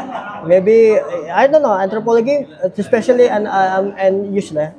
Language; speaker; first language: English; non-native, learner; Indonesian